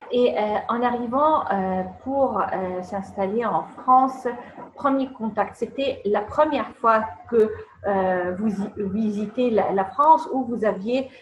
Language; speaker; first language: French; non-native, fluent; Arabic